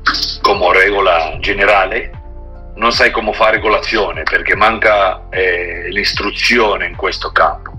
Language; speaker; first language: Italian; non-native, learner; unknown